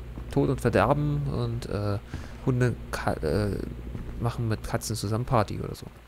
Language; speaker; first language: German; native; German